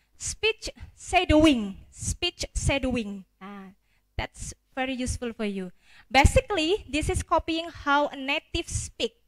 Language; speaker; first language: English; non-native, fluent; Indonesian